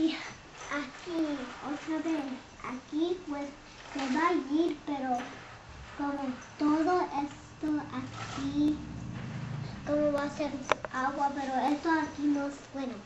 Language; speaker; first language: Spanish; early bilingual, heritage; English